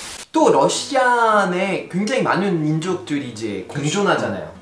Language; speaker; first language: Korean; non-native, fluent; French